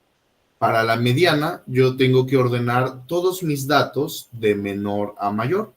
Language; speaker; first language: Spanish; native; Spanish